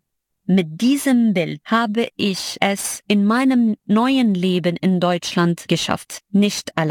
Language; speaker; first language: German; non-native, fluent; Arabic